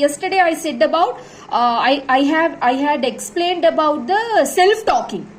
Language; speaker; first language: English; non-native, local second language; Tamil